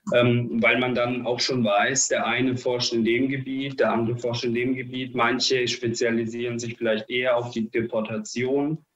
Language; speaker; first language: German; early bilingual, other home language; Russian